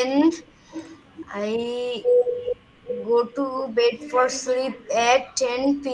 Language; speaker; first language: English; non-native, learner; Bangla